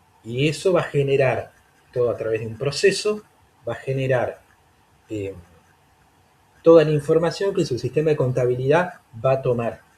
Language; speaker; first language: Spanish; native; Spanish